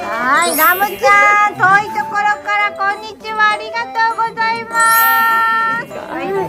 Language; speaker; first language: Japanese; native; Japanese